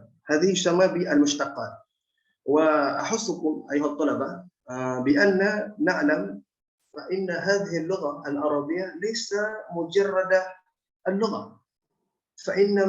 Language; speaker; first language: Arabic; non-native, fluent; Indonesian